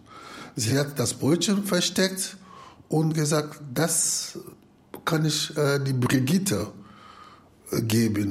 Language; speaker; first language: German; non-native, fluent; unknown